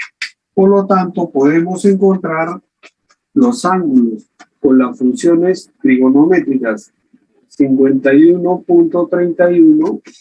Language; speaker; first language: Spanish; native; Spanish